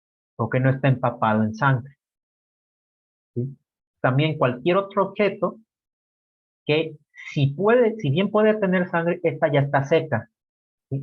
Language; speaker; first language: Spanish; native; Spanish